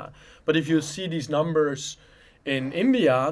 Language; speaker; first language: English; non-native, fluent; Dutch